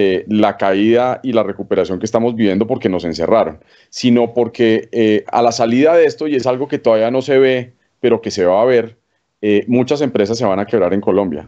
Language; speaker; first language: Spanish; native; Spanish